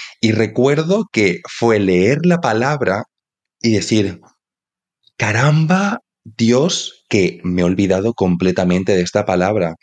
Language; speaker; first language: Spanish; native; Spanish